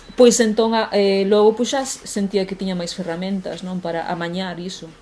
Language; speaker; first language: Galician; native; Galician